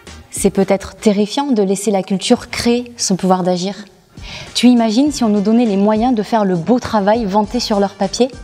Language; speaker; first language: French; native; French